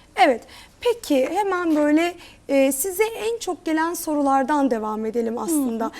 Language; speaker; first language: Turkish; early bilingual, heritage; Turkish